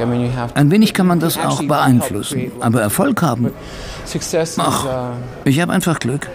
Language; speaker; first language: German; native; German